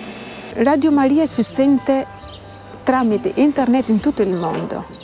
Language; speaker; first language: Italian; non-native, fluent; Albanian